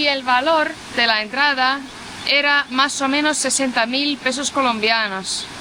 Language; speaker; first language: Spanish; non-native, fluent; Portuguese